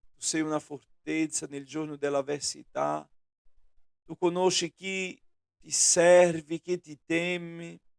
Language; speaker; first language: Italian; non-native, fluent; Portuguese